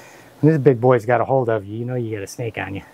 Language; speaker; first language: English; native; English